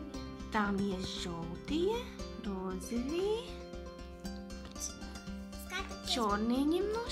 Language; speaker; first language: Russian; non-native, learner; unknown